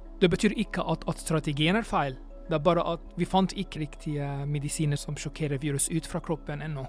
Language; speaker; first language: Norwegian; non-native, fluent; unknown